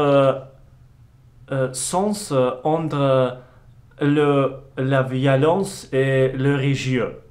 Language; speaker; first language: French; non-native, learner; Russian